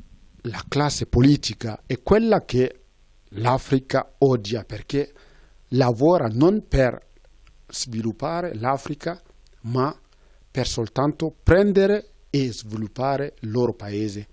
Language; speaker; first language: Italian; non-native, fluent; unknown